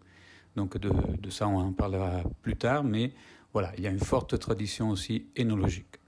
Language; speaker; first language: French; non-native, fluent; Italian